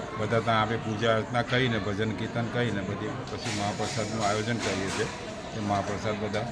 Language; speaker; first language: Gujarati; non-native, local second language; Sindhi